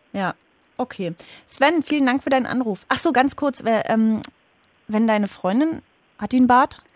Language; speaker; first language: German; native; German